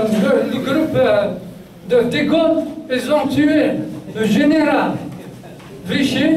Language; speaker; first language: French; non-native, local second language; Kabyle